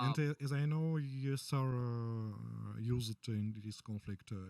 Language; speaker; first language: English; non-native, learner; Russian